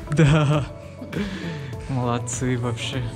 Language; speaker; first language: Russian; non-native, learner; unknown